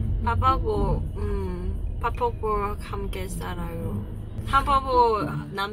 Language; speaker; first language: Korean; non-native, learner; Cantonese